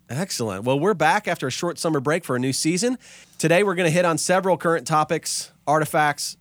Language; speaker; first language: English; native; English